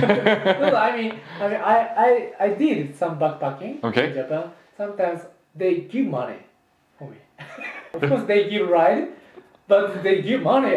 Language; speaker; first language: English; non-native, fluent; Japanese